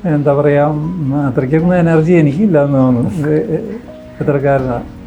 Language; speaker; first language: Malayalam; native; Malayalam